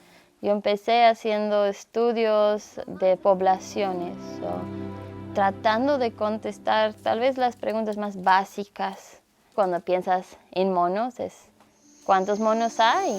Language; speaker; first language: Spanish; non-native, fluent; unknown